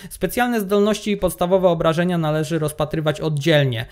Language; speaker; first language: Polish; native; Polish